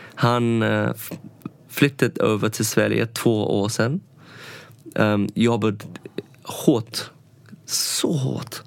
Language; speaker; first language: Swedish; non-native, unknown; English